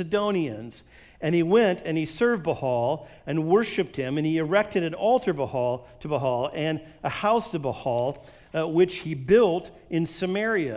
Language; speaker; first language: English; native; English